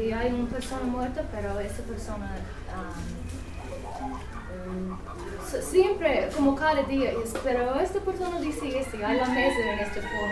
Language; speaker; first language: Spanish; non-native, learner; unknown